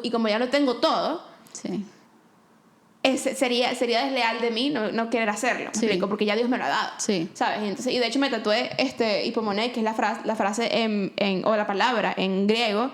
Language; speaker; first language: Spanish; native; Spanish